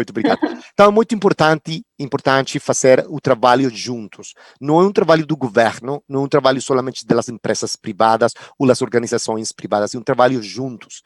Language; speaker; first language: Portuguese; non-native, fluent; Spanish